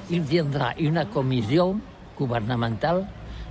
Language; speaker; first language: French; non-native, learner; Catalan